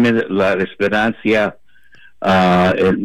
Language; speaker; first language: Spanish; early bilingual, heritage; Spanish